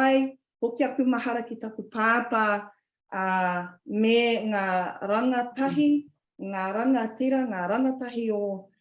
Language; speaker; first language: Māori; non-native, local second language; English